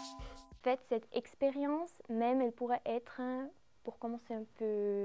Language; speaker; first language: French; non-native, local second language; German